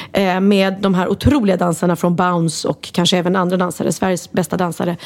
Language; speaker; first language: Swedish; native; Swedish